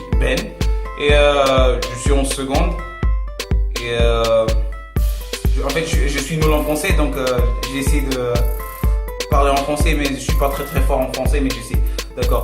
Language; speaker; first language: French; non-native, learner; English